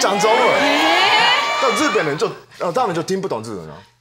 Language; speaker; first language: Chinese; non-native, fluent; Japanese